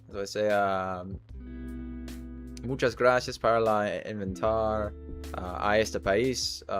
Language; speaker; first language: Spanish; non-native, learner; English